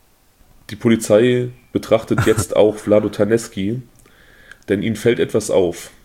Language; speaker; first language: German; native; German